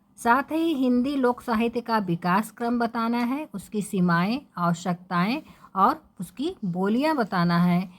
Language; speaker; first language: Hindi; native; Hindi